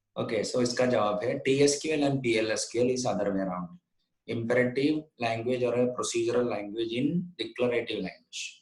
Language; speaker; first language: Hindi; non-native, local second language; Konkani